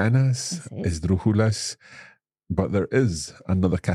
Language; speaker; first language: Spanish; non-native, fluent; English